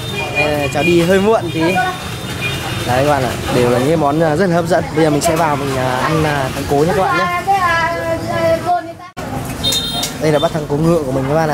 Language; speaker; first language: Vietnamese; native; Vietnamese